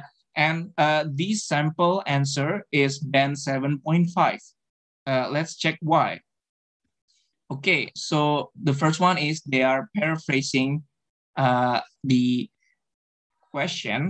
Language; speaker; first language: English; non-native, fluent; Indonesian